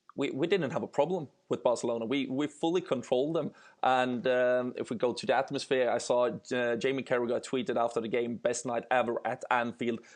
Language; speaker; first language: English; non-native, fluent; Swedish